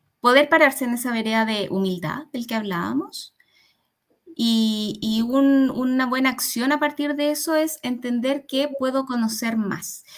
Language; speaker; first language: Spanish; early bilingual, other home language; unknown